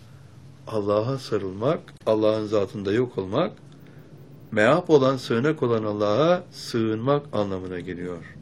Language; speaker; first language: Turkish; native; Turkish